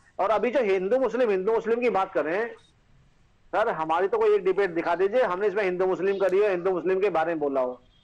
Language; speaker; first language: Hindi; native; Hindi